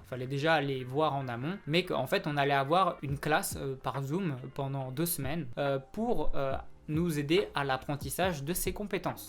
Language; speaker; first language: French; native; French